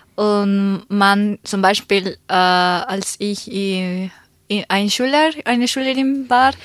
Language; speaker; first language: German; non-native, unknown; Spanish